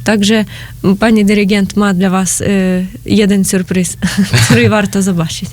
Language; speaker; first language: Polish; non-native, learner; Ukrainian